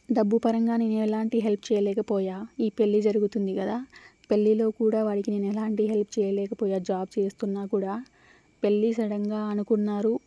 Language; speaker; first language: Telugu; native; Telugu